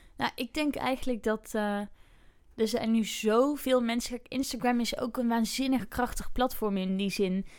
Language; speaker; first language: Dutch; native; Dutch